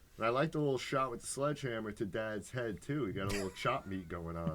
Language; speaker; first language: English; native; English